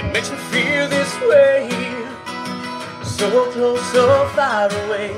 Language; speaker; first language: English; native; English